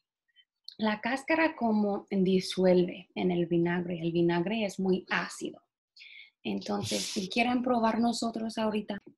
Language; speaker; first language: Spanish; non-native, fluent; English